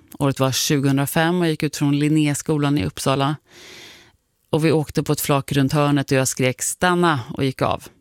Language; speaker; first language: Swedish; native; Swedish